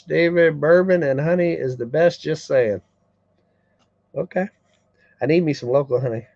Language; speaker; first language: English; native; English